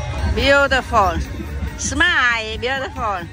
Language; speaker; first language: English; non-native, learner; Vietnamese